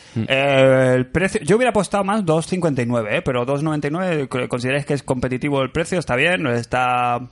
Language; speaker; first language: Spanish; native; Spanish